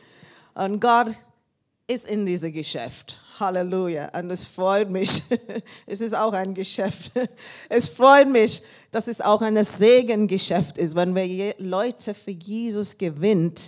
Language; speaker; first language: German; non-native, learner; English